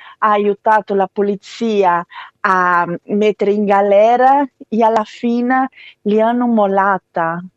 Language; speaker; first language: Italian; non-native, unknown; Portuguese